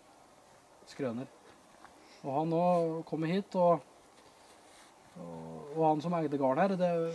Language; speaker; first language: Norwegian; native; Norwegian